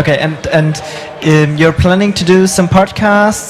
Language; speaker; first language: English; non-native, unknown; German